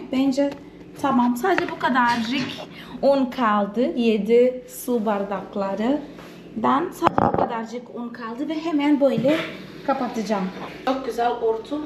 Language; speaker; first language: Turkish; non-native, fluent; Portuguese